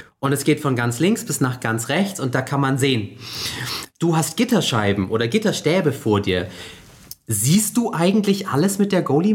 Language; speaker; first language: German; native; German